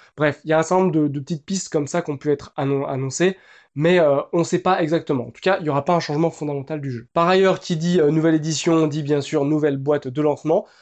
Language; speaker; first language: French; native; French